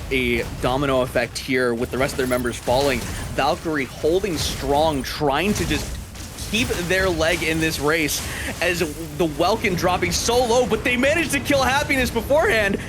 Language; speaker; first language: English; native; English